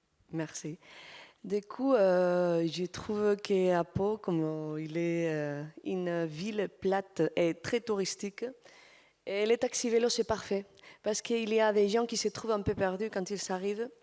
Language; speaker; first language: French; non-native, fluent; Spanish